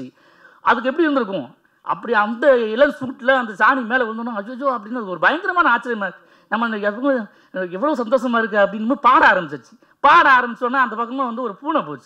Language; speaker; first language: Tamil; native; Tamil